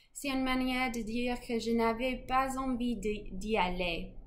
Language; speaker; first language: French; non-native, fluent; English